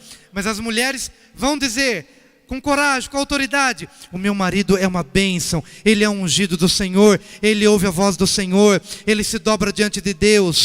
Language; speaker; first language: Portuguese; native; Portuguese